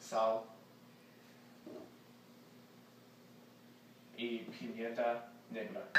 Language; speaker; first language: Spanish; non-native, learner; English